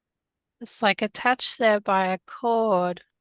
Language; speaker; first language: English; native; English